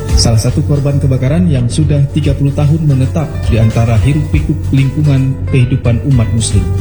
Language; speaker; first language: Indonesian; native; Indonesian